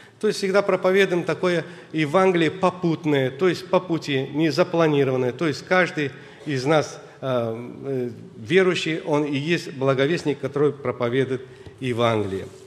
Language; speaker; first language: Russian; non-native, local second language; Azerbaijani